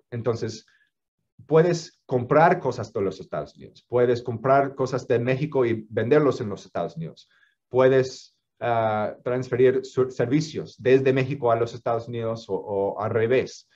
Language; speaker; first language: Spanish; non-native, fluent; English